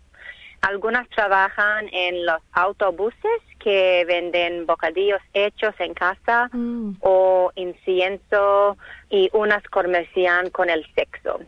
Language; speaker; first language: Spanish; non-native, learner; English